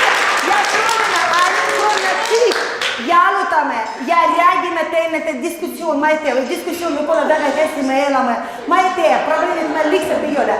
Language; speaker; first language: Estonian; non-native, learner; Russian